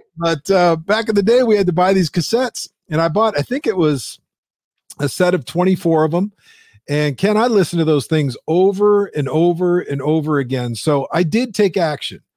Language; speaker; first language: English; native; English